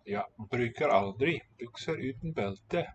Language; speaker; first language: Norwegian; non-native, learner; English